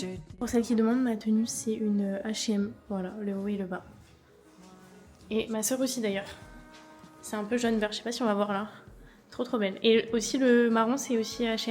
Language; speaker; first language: French; native; French